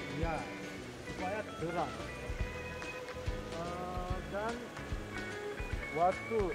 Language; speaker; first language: Indonesian; non-native, fluent; Turkish